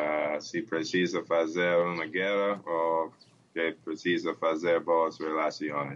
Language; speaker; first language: Portuguese; non-native, learner; English